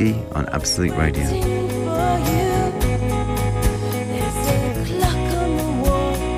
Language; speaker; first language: English; native; English